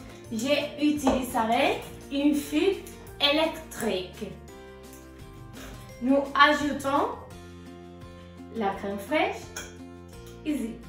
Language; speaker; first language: French; non-native, learner; Spanish